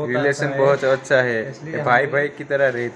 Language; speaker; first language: Hindi; non-native, local second language; Gujarati